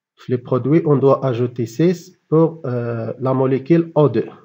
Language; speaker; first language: French; non-native, local second language; Arabic